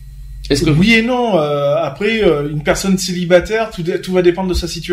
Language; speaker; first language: French; native; French